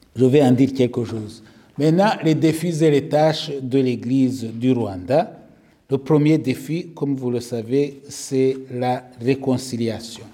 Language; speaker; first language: French; non-native, local second language; Kinyarwanda